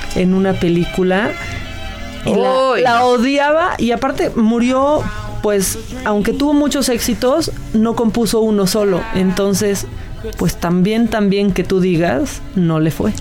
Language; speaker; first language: Spanish; native; Spanish